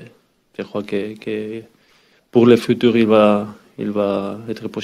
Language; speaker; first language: French; non-native, learner; Spanish